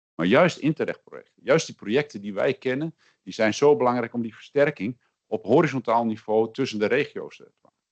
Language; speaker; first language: Dutch; native; Dutch